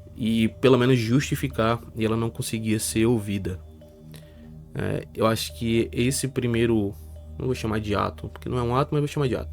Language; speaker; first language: Portuguese; native; Portuguese